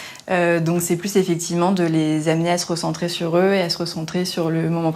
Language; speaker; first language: French; native; French